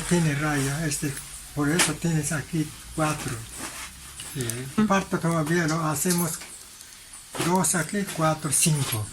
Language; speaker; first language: Spanish; non-native, local second language; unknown